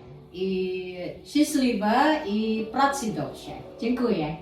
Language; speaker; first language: Polish; non-native, learner; Javanese